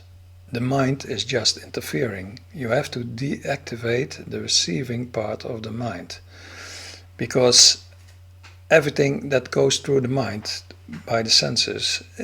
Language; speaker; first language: English; non-native, fluent; Dutch